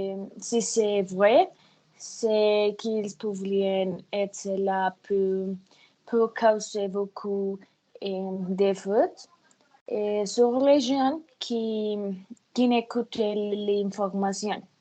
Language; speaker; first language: French; non-native, learner; Spanish